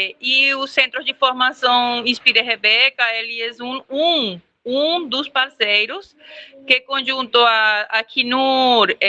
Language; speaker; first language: Portuguese; non-native, fluent; Spanish